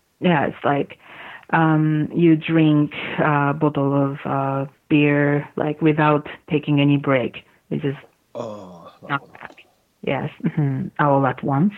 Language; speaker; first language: English; non-native, fluent; Japanese